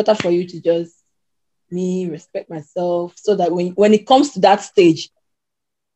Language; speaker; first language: English; non-native, local second language; Igbo